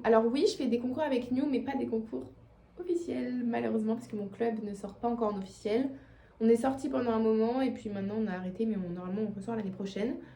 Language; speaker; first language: French; native; French